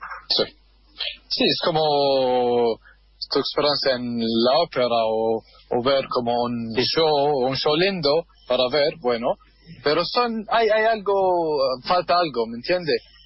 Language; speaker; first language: Spanish; non-native, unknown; Arabic